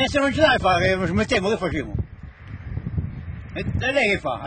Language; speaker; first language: Italian; native; Italian